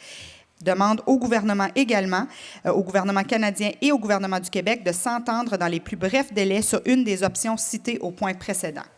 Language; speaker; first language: French; native; French